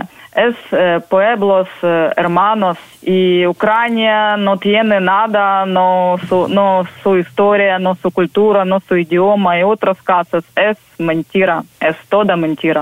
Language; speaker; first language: Spanish; non-native, learner; Ukrainian